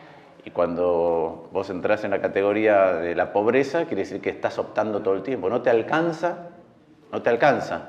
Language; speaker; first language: Spanish; native; Spanish